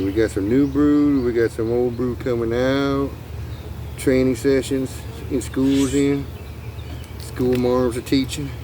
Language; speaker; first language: English; native; English